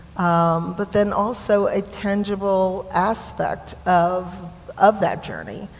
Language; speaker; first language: English; native; English